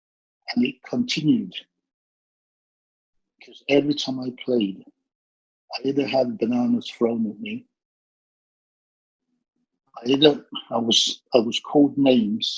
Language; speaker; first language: English; native; English